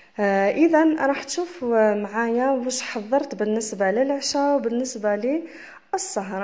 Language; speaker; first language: Arabic; native; Arabic